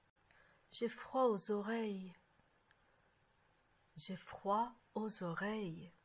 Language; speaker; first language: French; non-native, fluent; Japanese